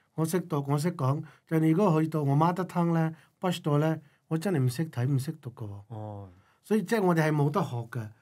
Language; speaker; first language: Cantonese; non-native, local second language; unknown